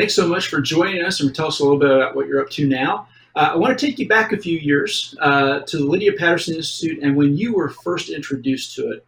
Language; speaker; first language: English; native; English